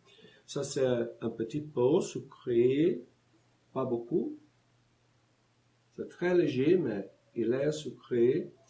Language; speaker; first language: French; non-native, learner; Portuguese